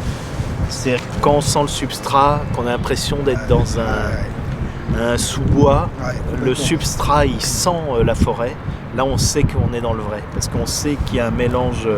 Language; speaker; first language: French; native; French